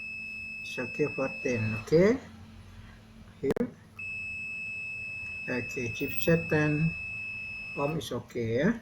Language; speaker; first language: English; non-native, learner; Indonesian